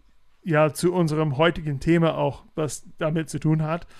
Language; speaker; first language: German; non-native, fluent; English